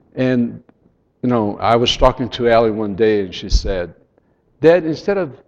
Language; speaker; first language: English; non-native, fluent; Portuguese